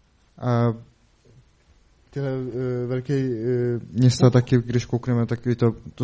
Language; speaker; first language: Czech; non-native, learner; Mongolian